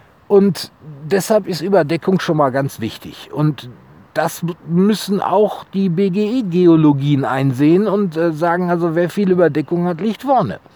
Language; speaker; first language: German; native; German